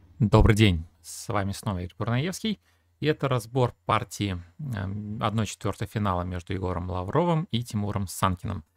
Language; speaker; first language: Russian; native; Russian